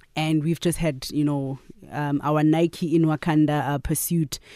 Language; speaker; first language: English; non-native, local second language; Zulu